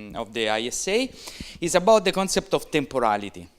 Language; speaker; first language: English; non-native, fluent; Italian